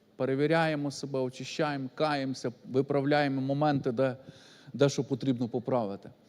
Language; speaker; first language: Ukrainian; native; Ukrainian